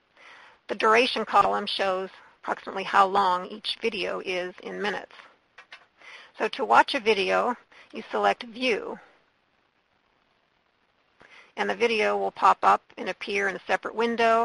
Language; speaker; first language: English; native; English